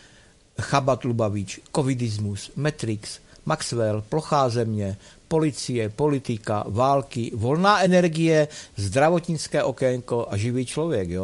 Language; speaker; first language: Czech; native; Czech